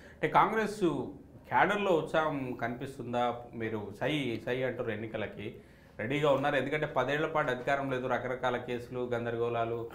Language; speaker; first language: Telugu; native; Telugu